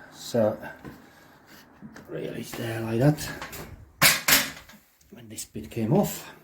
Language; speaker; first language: English; non-native, fluent; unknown